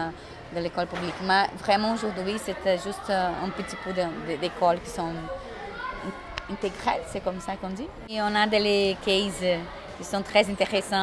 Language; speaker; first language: French; non-native, fluent; Portuguese